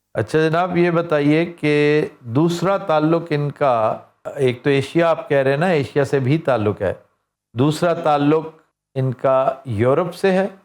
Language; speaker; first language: Urdu; non-native, local second language; Punjabi